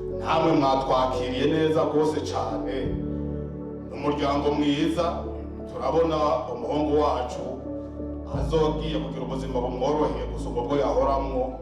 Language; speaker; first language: Rundi; early bilingual, heritage; Rundi